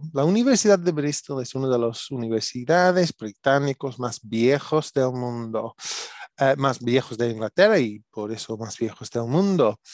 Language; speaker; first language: Spanish; non-native, learner; English